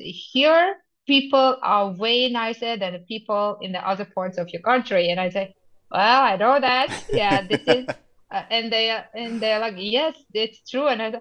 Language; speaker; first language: English; non-native, fluent; Tajik